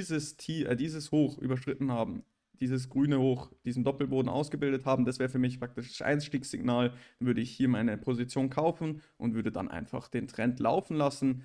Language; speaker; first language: German; native; German